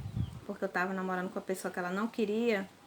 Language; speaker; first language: Portuguese; native; Portuguese